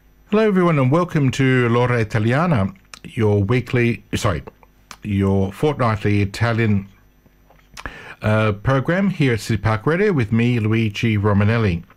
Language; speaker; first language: English; early bilingual, other home language; Italian